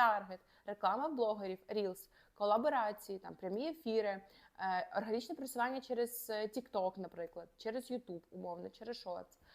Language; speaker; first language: Ukrainian; native; Ukrainian